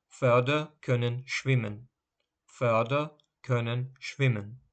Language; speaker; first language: German; non-native, fluent; Ukrainian